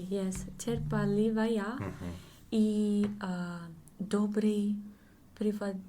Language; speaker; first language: Russian; non-native, learner; English